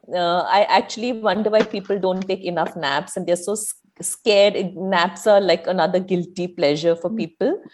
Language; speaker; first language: English; non-native, local second language; Malayalam